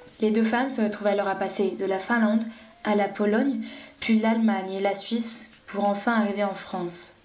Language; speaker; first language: French; native; French